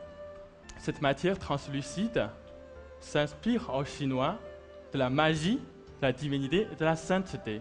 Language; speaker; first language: French; non-native, fluent; Chinese